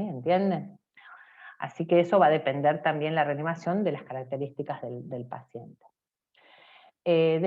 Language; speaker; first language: Spanish; native; Spanish